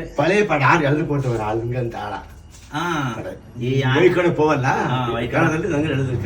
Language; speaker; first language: Malayalam; non-native, learner; Kannada